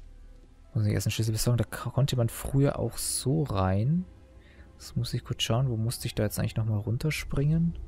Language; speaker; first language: German; native; German